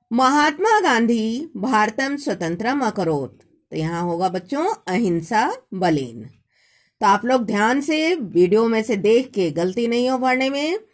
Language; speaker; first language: Hindi; native; Hindi